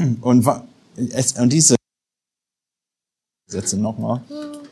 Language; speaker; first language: German; non-native, fluent; English